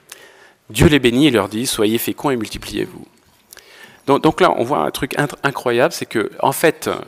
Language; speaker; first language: French; native; French